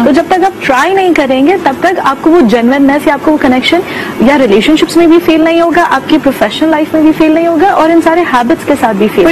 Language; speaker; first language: Urdu; native; Urdu